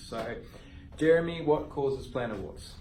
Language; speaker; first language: English; native; English